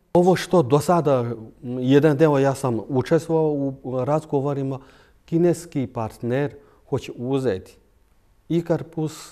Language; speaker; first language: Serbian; non-native, fluent; Chinese